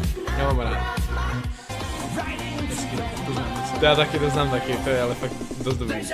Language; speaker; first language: Czech; native; Czech